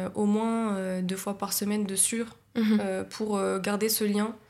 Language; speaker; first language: French; native; French